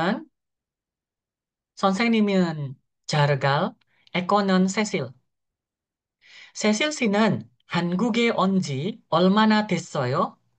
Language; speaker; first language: Korean; non-native, fluent; Indonesian